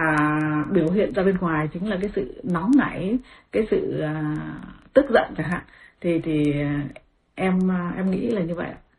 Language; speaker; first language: Vietnamese; native; Vietnamese